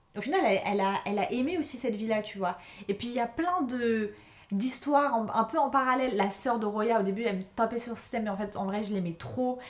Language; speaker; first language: French; native; French